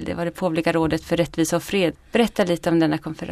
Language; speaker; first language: Swedish; native; Swedish